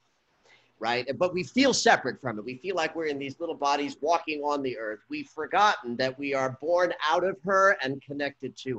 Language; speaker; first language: English; native; English